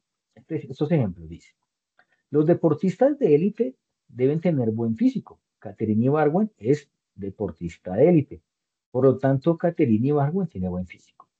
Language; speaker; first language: Spanish; native; Spanish